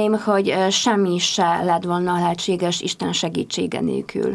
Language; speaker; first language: Hungarian; non-native, fluent; Polish